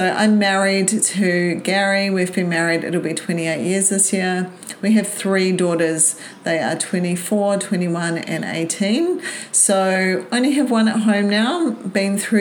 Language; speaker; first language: English; native; English